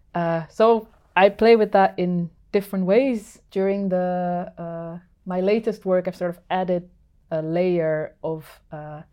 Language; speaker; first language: English; non-native, fluent; Dutch